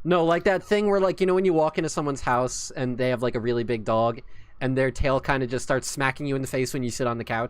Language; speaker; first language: English; native; English